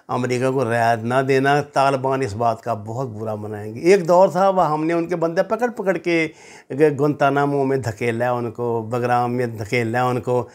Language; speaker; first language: Urdu; native; Urdu